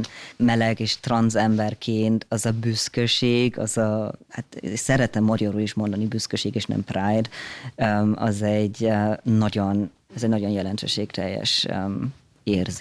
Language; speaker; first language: Hungarian; early bilingual, heritage; German